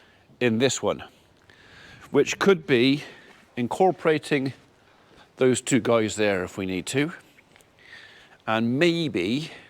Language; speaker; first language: English; native; English